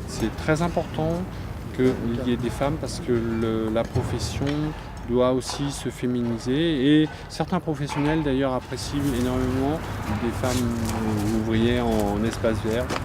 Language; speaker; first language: French; native; French